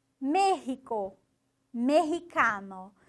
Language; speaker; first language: Spanish; non-native, fluent; Portuguese